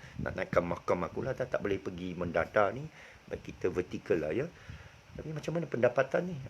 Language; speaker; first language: Malay; non-native, local second language; Chinese